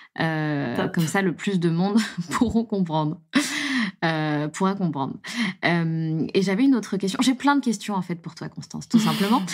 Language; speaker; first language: French; native; French